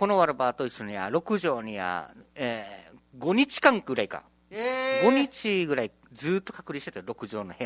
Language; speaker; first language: Japanese; native; Japanese